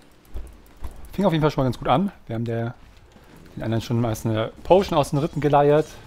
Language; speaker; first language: German; native; German